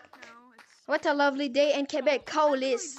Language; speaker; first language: English; non-native, local second language; French